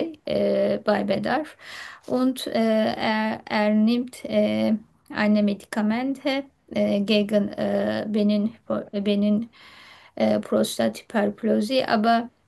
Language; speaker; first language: German; non-native, learner; Turkish